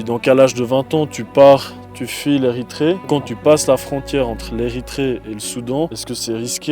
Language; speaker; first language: French; native; French